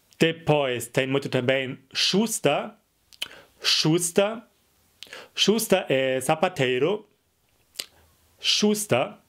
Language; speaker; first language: Portuguese; non-native, fluent; German